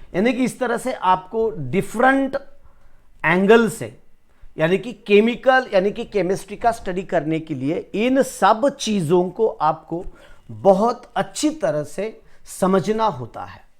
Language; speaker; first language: Hindi; non-native, local second language; Marathi